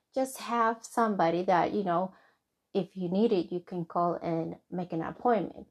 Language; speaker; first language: English; non-native, fluent; Somali